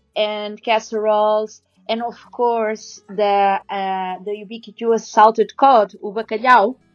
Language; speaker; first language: English; non-native, fluent; Portuguese